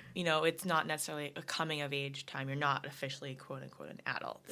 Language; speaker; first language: English; native; English